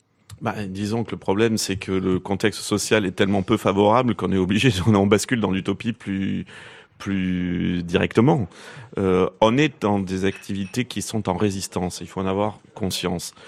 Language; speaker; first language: French; native; French